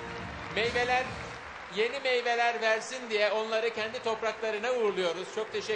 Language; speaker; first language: Turkish; native; Turkish